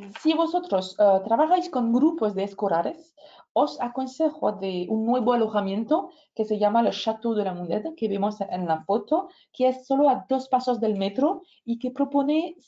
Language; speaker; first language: Spanish; non-native, fluent; French